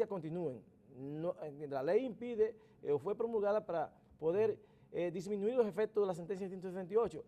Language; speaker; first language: Spanish; native; Spanish